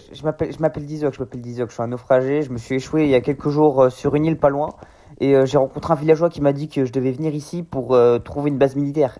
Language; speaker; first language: French; native; French